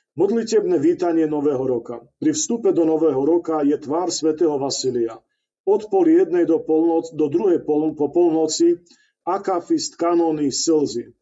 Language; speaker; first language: Slovak; non-native, local second language; Rusyn